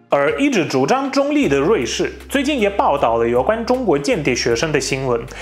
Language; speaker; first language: Chinese; non-native, fluent; Polish